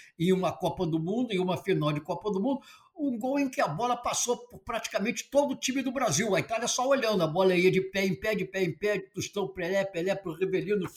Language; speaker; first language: Portuguese; native; Portuguese